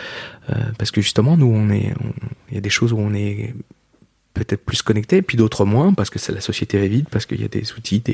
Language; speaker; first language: French; native; French